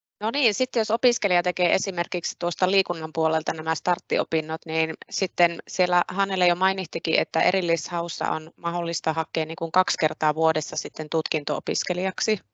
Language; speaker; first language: Finnish; native; Finnish